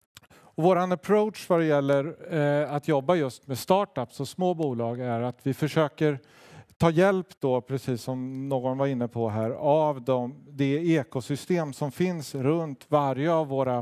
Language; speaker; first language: Swedish; native; Swedish